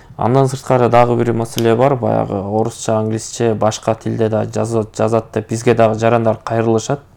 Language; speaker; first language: Kyrgyz; native; Kyrgyz